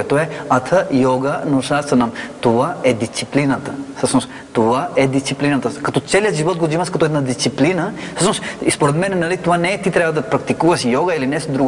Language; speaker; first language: Bulgarian; non-native, fluent; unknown